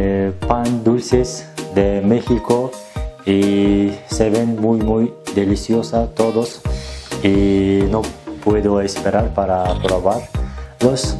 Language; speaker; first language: Spanish; non-native, learner; Turkish